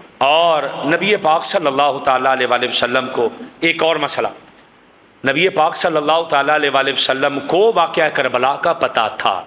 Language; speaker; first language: Urdu; non-native, local second language; Punjabi